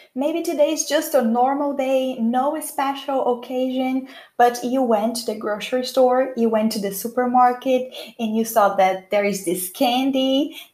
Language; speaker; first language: English; non-native, fluent; Portuguese